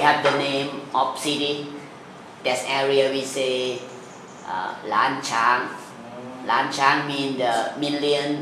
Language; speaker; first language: English; non-native, learner; Thai